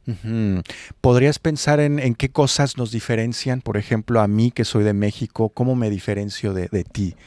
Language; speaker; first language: Spanish; native; Spanish